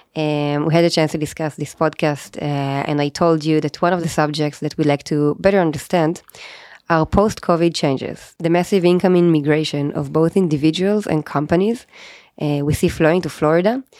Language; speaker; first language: English; non-native, fluent; Hebrew